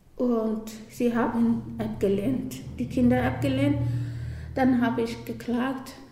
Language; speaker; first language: German; non-native, learner; Somali